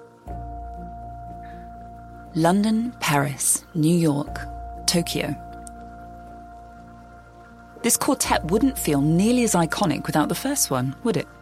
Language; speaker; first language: English; native; English